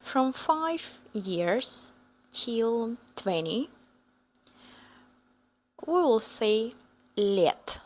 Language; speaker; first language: English; non-native, fluent; Russian